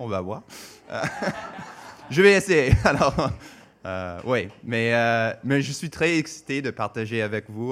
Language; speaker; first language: French; non-native, local second language; English